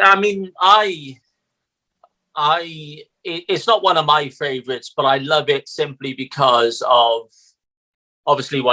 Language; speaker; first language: English; native; English